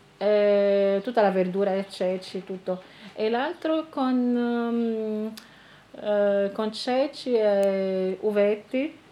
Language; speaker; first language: Italian; non-native, learner; Arabic